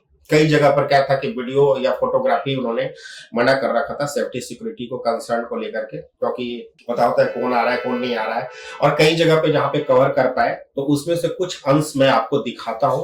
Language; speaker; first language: Hindi; native; Hindi